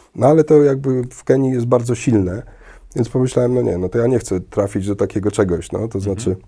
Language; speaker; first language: Polish; early bilingual, heritage; Polish